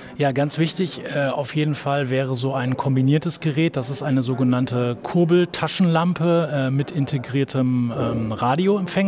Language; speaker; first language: German; native; German